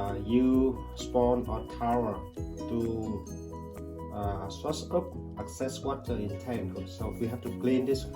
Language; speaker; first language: English; non-native, learner; Vietnamese